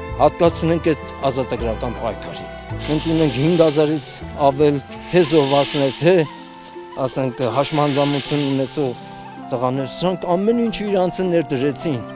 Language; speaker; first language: Armenian; early bilingual, heritage; Armenian